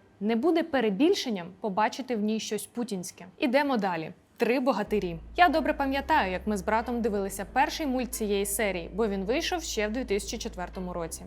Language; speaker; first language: Ukrainian; non-native, local second language; Russian